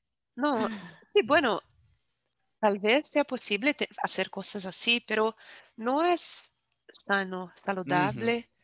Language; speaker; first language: Spanish; non-native, fluent; Portuguese